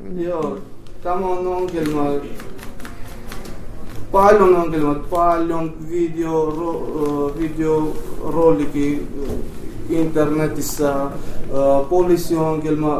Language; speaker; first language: Finnish; non-native, learner; Armenian